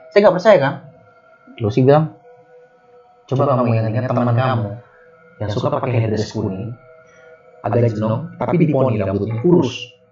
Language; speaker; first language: Indonesian; native; Indonesian